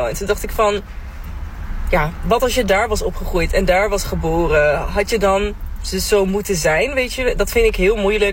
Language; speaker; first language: Dutch; native; Dutch